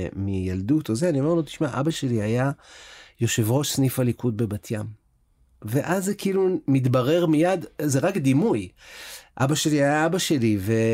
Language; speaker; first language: Hebrew; native; Hebrew